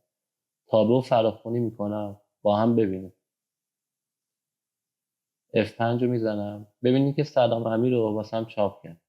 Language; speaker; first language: Persian; native; Persian